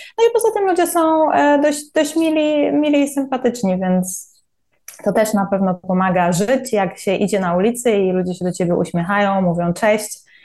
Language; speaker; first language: Polish; native; Polish